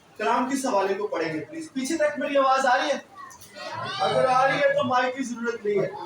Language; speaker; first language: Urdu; non-native, local second language; Punjabi